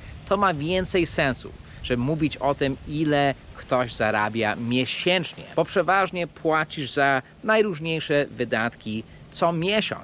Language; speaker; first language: Polish; non-native, fluent; English